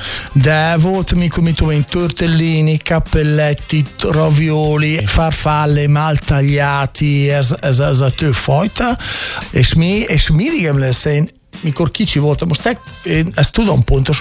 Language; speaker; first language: Hungarian; non-native, fluent; Italian